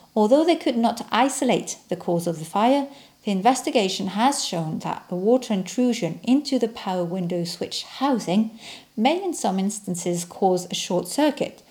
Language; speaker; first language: English; non-native, fluent; French